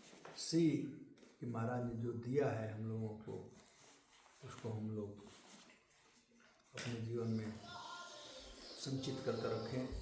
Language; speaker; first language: Hindi; native; Hindi